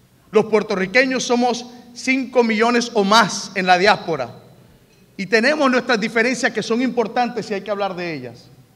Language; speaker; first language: Spanish; early bilingual, heritage; Spanish